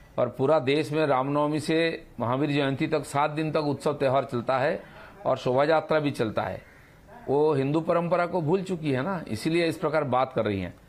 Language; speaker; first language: Hindi; non-native, local second language; Bangla